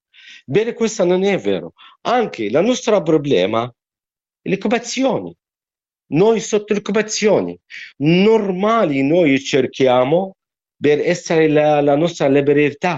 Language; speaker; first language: Italian; non-native, learner; Arabic